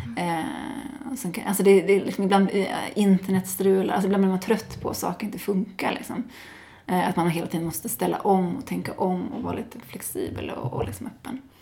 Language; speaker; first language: Swedish; native; Swedish